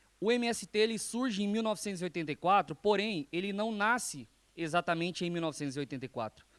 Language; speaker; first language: Portuguese; native; Portuguese